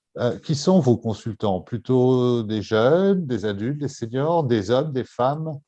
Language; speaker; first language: French; native; French